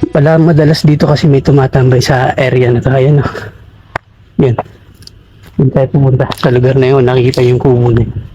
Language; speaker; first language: Filipino; native; Filipino